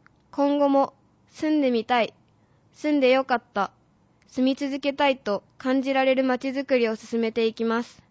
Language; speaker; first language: Japanese; native; Japanese